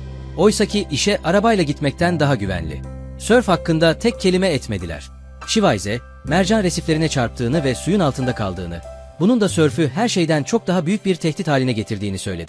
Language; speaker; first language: Turkish; native; Turkish